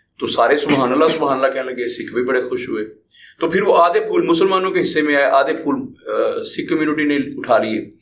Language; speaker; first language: Urdu; non-native, local second language; Punjabi